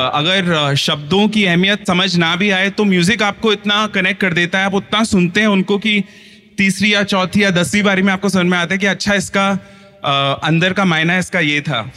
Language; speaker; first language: Hindi; native; Hindi